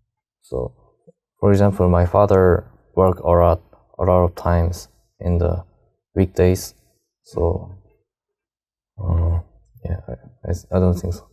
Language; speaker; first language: English; non-native, learner; Korean